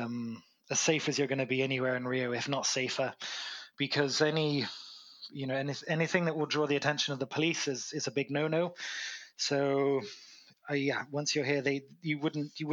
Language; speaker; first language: English; native; English